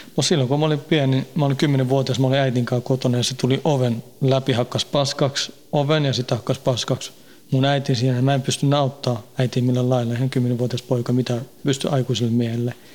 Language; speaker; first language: Finnish; early bilingual, heritage; Finnish